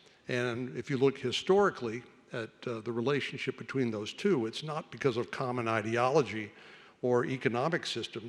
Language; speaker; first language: English; native; English